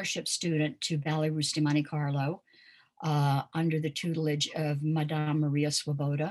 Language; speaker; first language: English; native; English